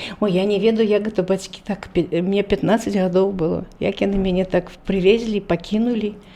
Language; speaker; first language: Belarusian; native; Belarusian